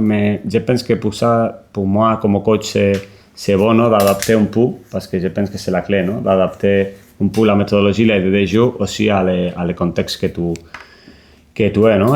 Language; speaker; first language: French; non-native, learner; Spanish